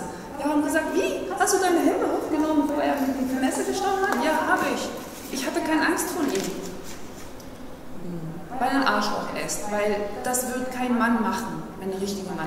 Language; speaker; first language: German; non-native, fluent; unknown